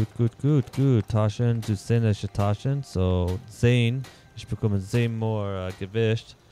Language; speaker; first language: German; non-native, learner; English